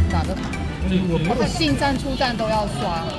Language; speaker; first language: Chinese; native; Chinese